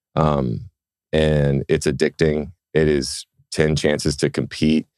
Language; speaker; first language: English; native; English